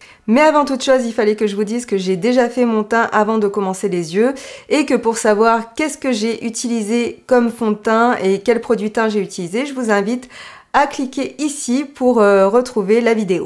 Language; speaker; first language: French; native; French